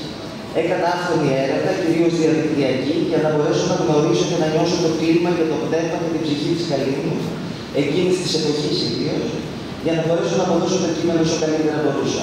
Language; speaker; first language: Greek; native; Greek